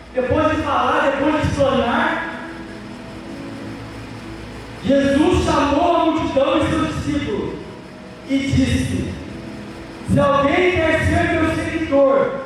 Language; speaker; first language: Portuguese; native; Portuguese